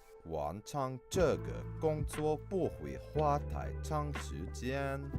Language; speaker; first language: Chinese; non-native, learner; English